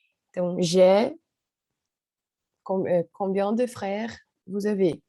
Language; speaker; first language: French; non-native, learner; Portuguese